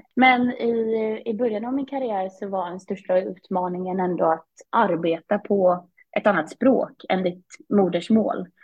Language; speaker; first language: Swedish; native; Swedish